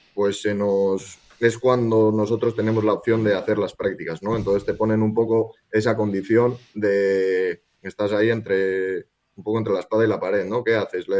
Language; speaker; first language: Spanish; native; Spanish